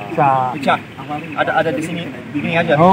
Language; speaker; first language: Indonesian; non-native, learner; English